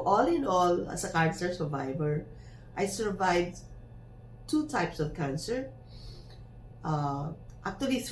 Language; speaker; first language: English; non-native, local second language; Filipino